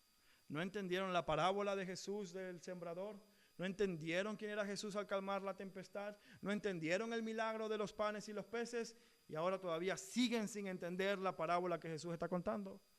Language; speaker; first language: Spanish; native; Spanish